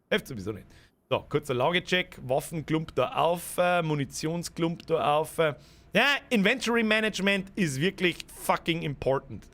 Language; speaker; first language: German; native; German